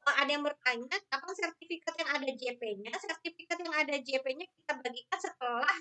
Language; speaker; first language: Indonesian; native; Indonesian